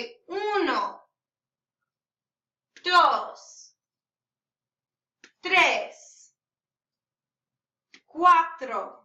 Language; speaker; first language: Spanish; non-native, learner; English